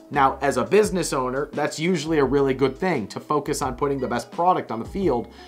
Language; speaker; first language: English; native; English